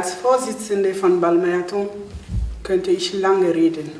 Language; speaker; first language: German; non-native, fluent; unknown